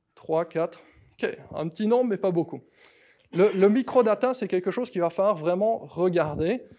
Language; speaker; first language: French; native; French